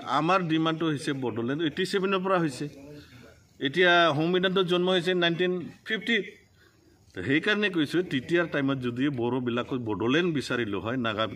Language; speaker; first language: Assamese; non-native, local second language; Bodo